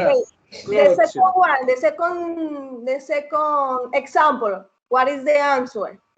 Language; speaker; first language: English; non-native, learner; Spanish